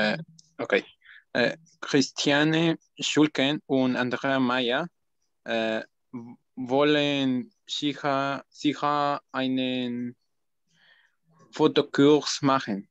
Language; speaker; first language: German; non-native, learner; Spanish